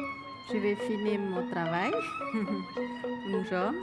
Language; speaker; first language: French; non-native, learner; Indonesian